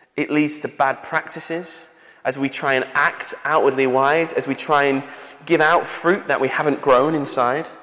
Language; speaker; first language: English; native; English